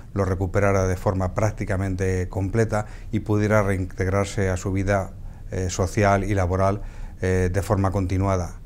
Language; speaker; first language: Spanish; native; Spanish